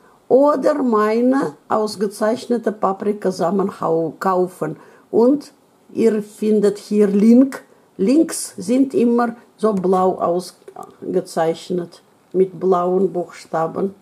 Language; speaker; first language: German; non-native, learner; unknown